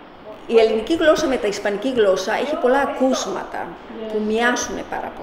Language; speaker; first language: Greek; non-native, fluent; Spanish